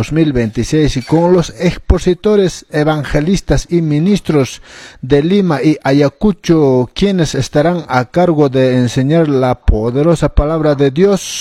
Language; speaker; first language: Spanish; non-native, local second language; Quechua